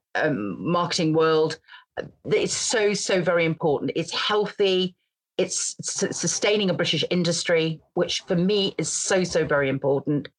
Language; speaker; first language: English; native; English